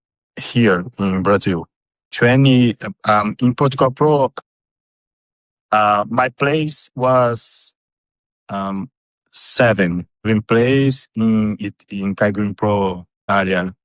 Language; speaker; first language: English; non-native, learner; Portuguese